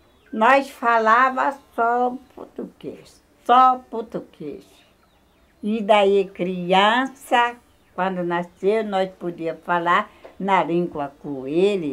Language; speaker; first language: Portuguese; non-native, local second language; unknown